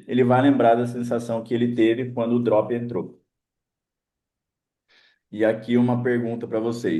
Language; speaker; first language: Portuguese; native; Portuguese